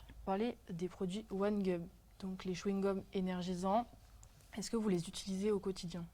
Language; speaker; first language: French; native; French